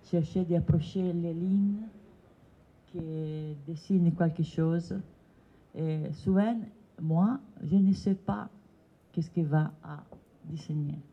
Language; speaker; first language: French; non-native, learner; Italian